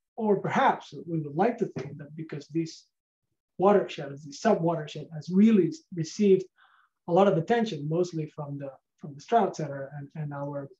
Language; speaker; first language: English; non-native, fluent; Spanish